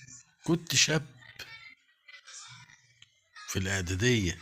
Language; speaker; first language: Arabic; native; Arabic